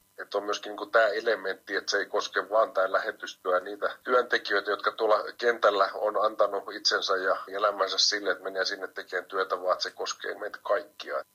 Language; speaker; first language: Finnish; native; Finnish